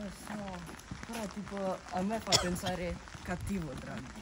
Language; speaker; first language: Italian; early bilingual, other home language; Filipino